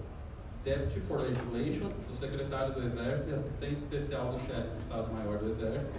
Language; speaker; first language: Portuguese; native; Portuguese